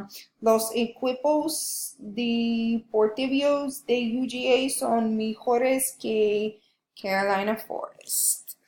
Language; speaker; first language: Spanish; non-native, learner; English